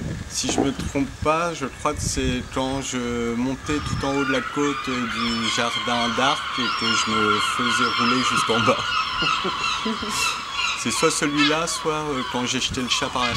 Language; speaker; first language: French; native; French